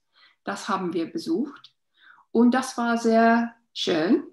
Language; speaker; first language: German; non-native, learner; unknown